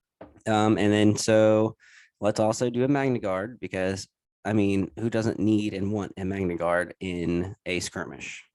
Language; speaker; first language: English; native; English